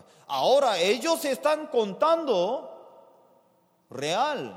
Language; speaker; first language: Spanish; non-native, fluent; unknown